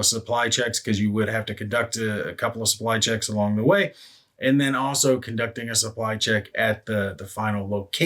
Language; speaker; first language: English; native; English